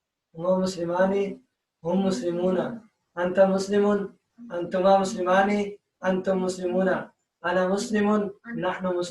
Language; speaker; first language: Arabic; non-native, learner; Urdu